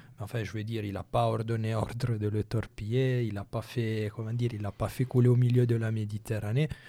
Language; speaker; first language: French; non-native, local second language; Italian